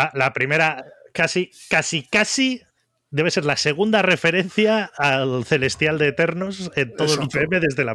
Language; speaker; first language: Spanish; native; Spanish